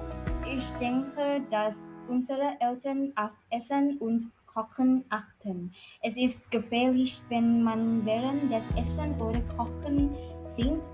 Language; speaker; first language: German; non-native, learner; Thai